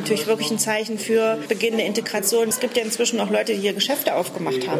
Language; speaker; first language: German; native; German